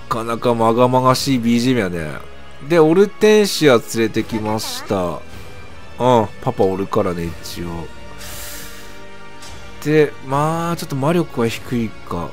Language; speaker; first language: Japanese; native; Japanese